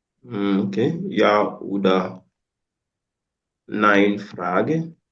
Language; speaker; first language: German; non-native, fluent; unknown